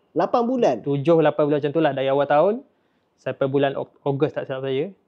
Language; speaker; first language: Malay; native; Malay